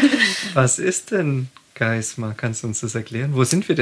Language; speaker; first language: German; native; German